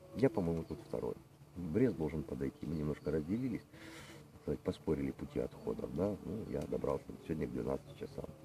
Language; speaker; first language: Russian; native; Russian